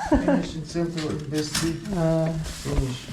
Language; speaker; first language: English; non-native, learner; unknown